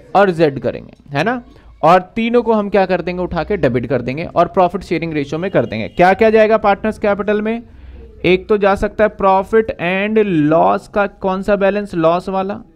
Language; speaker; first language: Hindi; native; Hindi